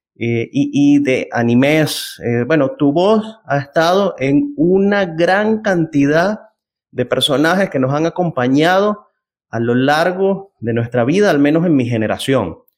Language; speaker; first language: Spanish; native; Spanish